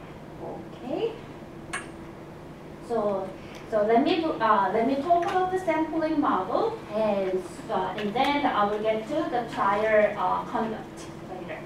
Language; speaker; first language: English; non-native, fluent; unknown